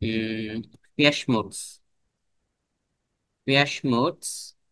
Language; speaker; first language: German; non-native, fluent; Bangla